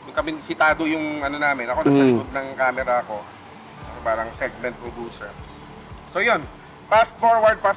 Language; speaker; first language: Filipino; non-native, local second language; Cebuano